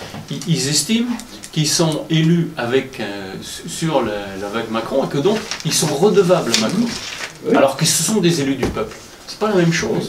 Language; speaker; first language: French; native; French